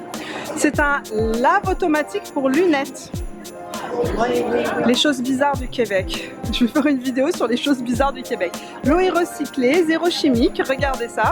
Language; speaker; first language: French; native; French